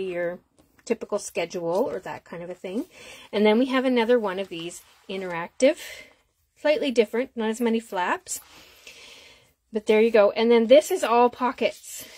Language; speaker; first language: English; native; English